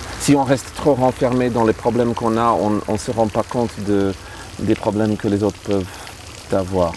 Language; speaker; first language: French; early bilingual, other home language; English